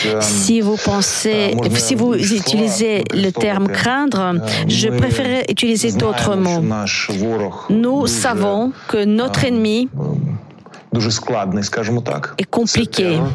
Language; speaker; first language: French; non-native, fluent; Ukrainian